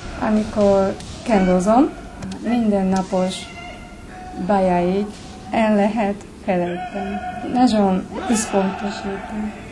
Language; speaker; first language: Hungarian; non-native, learner; Japanese